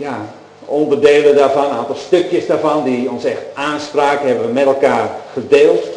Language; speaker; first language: Dutch; native; Dutch